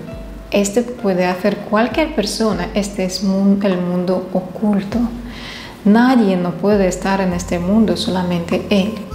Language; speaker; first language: Spanish; non-native, fluent; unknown